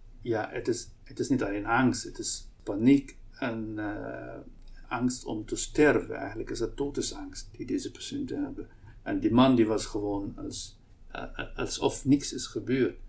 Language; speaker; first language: Dutch; non-native, local second language; Arabic